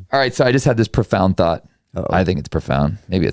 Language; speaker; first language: English; native; English